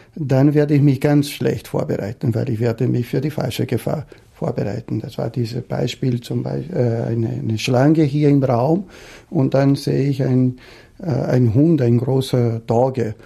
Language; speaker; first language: German; non-native, fluent; Portuguese